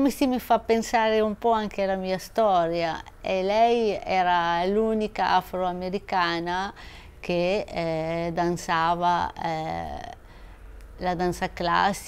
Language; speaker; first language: Italian; non-native, fluent; Arabic